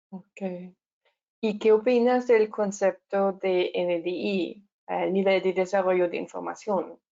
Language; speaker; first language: Spanish; non-native, learner; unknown